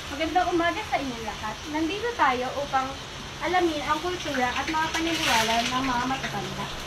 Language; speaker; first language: Filipino; native; Filipino